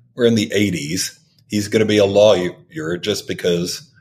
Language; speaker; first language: English; native; English